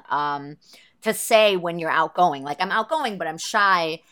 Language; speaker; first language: English; early bilingual, other home language; German